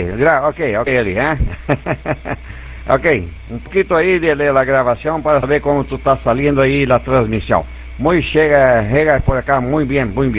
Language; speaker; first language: Spanish; non-native, learner; Portuguese